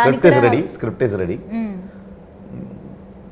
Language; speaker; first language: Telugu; non-native, learner; Kannada